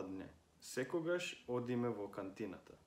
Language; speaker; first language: Macedonian; non-native, learner; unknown